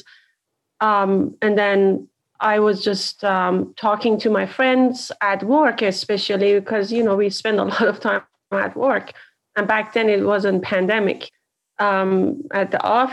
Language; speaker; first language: English; non-native, fluent; Persian